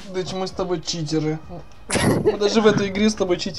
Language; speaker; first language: Russian; native; Russian